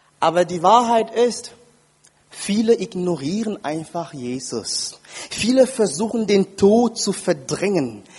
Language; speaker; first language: German; non-native, fluent; French